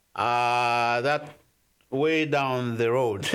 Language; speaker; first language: English; non-native, fluent; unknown